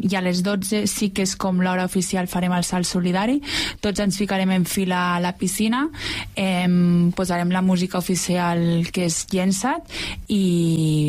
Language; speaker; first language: Catalan; native; Catalan